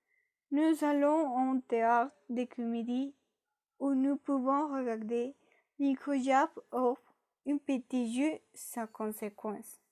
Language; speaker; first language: French; non-native, learner; Spanish